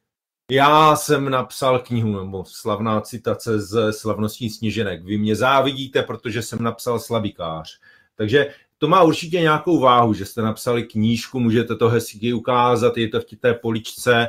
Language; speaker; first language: Czech; native; Czech